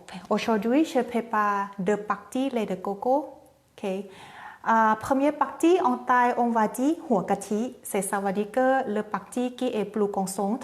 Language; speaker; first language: French; non-native, learner; Thai